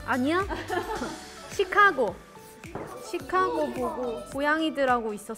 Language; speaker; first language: Korean; native; Korean